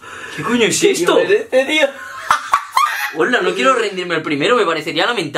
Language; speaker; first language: Spanish; native; Spanish